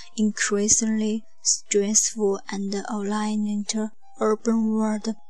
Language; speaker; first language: English; non-native, learner; Chinese